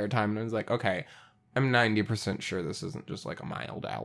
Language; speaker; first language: English; native; English